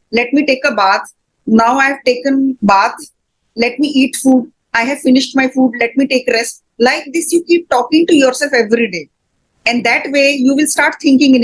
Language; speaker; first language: English; non-native, fluent; Hindi